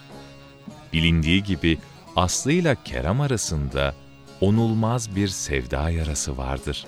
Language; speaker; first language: Turkish; native; Turkish